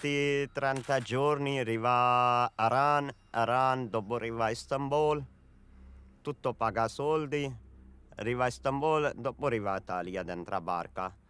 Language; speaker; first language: Italian; non-native, learner; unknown